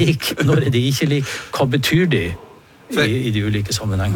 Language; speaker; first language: Norwegian; native; Norwegian